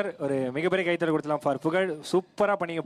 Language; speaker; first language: Tamil; native; Tamil